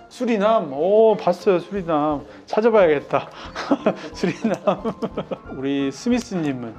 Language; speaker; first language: Korean; native; Korean